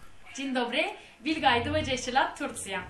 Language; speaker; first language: Polish; non-native, learner; Turkish